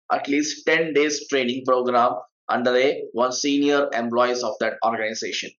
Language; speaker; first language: English; non-native, local second language; Malayalam